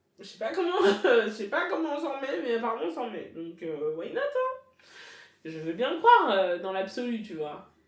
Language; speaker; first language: French; early bilingual, other home language; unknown